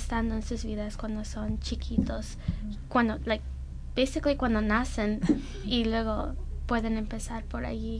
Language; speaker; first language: Spanish; early bilingual, heritage; Spanish